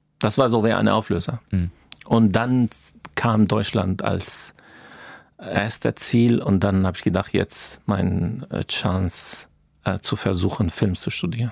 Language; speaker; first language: German; non-native, fluent; Arabic